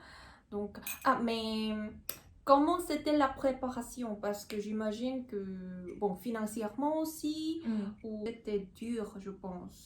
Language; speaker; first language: French; non-native, learner; Korean